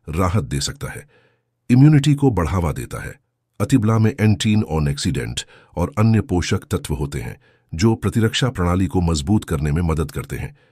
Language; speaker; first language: Hindi; native; Hindi